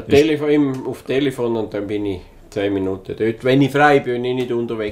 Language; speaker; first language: German; native; German